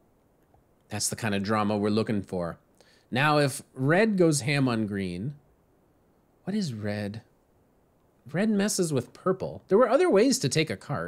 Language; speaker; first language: English; native; English